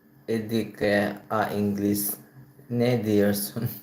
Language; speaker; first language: Turkish; non-native, learner; Filipino